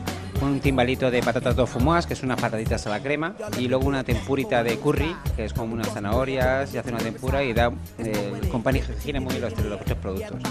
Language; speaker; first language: Spanish; native; Spanish